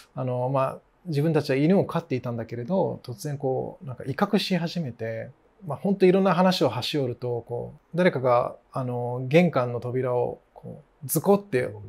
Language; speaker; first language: Japanese; early bilingual, other home language; English